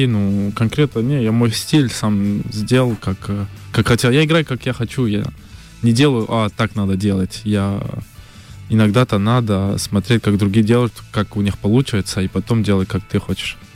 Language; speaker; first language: Russian; early bilingual, heritage; French